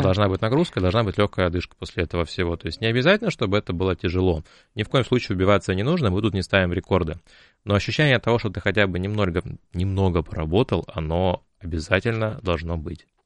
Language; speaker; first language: Russian; native; Russian